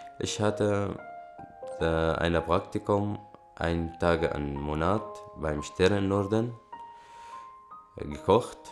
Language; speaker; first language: German; non-native, learner; Arabic